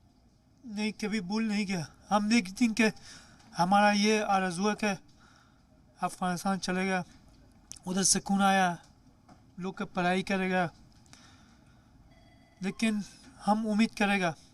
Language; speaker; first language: Hindi; non-native, learner; Persian